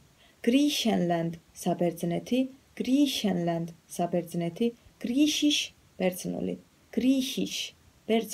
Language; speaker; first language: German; non-native, fluent; Georgian